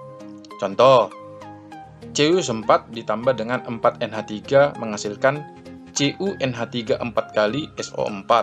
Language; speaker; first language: Indonesian; native; Indonesian